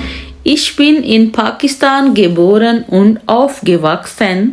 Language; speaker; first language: German; non-native, fluent; Urdu